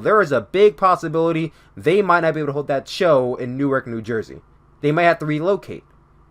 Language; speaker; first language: English; native; English